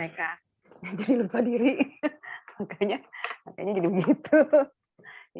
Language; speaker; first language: Indonesian; native; Indonesian